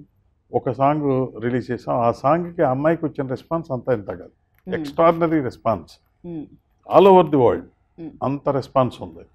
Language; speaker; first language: Telugu; native; Telugu